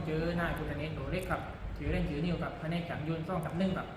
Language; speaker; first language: Thai; native; Thai